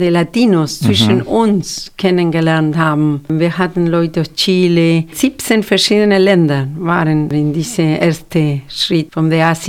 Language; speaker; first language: German; non-native, fluent; Spanish